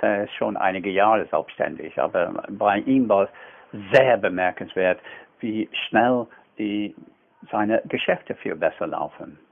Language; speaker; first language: German; non-native, fluent; English